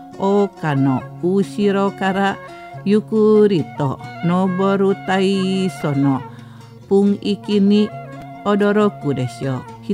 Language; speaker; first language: Japanese; non-native, fluent; Indonesian